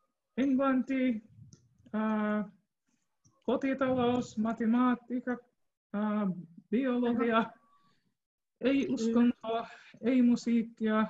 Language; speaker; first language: Finnish; non-native, learner; English